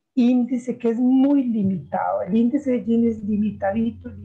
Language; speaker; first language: Spanish; native; Spanish